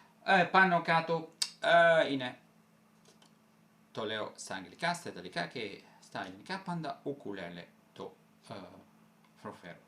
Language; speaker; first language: Greek; non-native, fluent; Italian